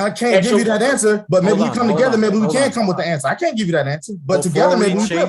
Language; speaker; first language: English; native; English